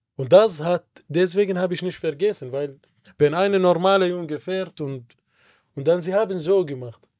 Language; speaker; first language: German; non-native, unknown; Arabic